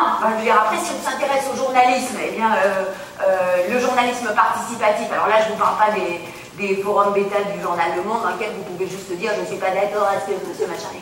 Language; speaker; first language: French; native; French